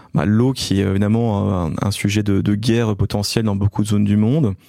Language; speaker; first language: French; native; French